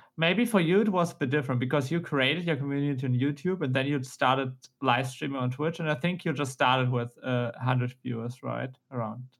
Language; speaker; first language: English; non-native, fluent; German